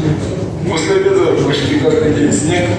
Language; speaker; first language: Russian; non-native, local second language; Yakut